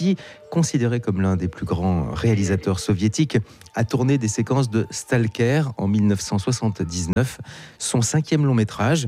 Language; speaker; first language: French; native; French